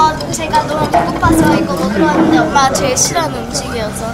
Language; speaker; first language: Korean; early bilingual, other home language; Russian